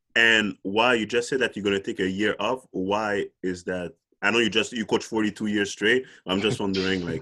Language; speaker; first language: English; non-native, fluent; French